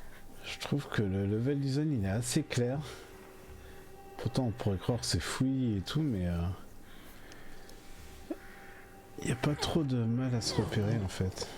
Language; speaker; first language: French; native; French